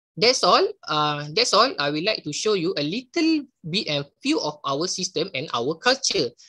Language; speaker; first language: English; non-native, local second language; Malay